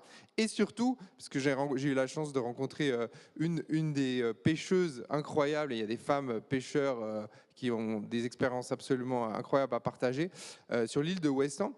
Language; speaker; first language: French; native; French